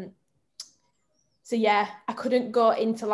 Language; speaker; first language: English; native; English